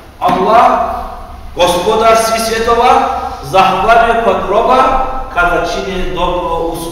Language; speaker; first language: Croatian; non-native, fluent; Turkish